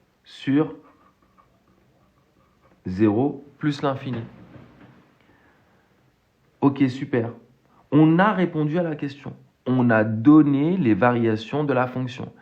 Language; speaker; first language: French; native; French